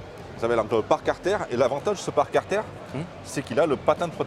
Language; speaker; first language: French; native; French